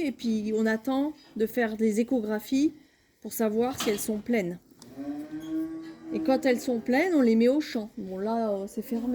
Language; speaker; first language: French; native; French